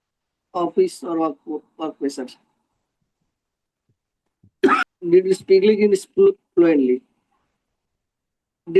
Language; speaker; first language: English; non-native, local second language; Hindi